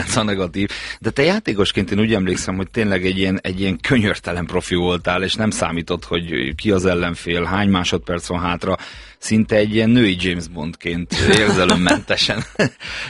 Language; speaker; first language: Hungarian; native; Hungarian